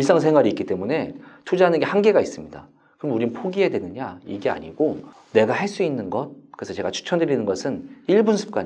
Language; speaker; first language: Korean; native; Korean